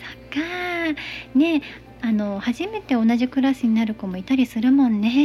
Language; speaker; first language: Japanese; native; Japanese